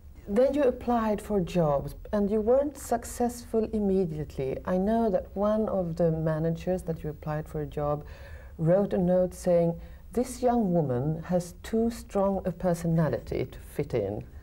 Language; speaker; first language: English; non-native, fluent; Swedish